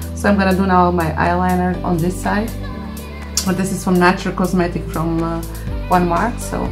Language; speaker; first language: English; non-native, fluent; Macedonian